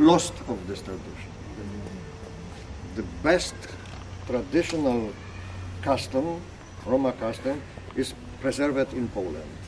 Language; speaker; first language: English; non-native, learner; Polish